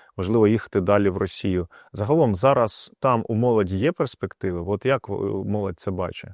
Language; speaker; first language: Ukrainian; non-native, local second language; Russian